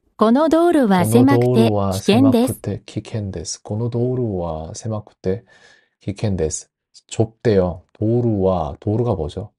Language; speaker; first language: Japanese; non-native, learner; Korean